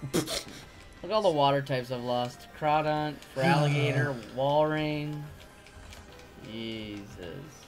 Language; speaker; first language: English; native; English